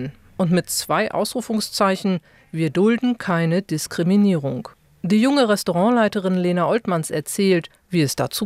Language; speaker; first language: German; native; German